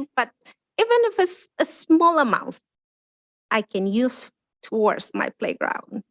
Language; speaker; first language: English; non-native, fluent; Spanish